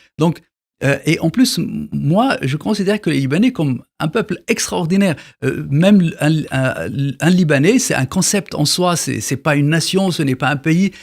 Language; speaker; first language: French; non-native, local second language; Arabic